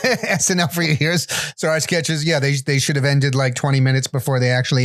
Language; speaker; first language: English; native; English